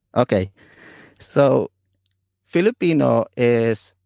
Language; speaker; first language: English; non-native, local second language; Filipino